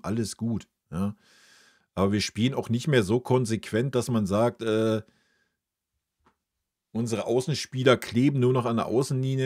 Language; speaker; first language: German; native; German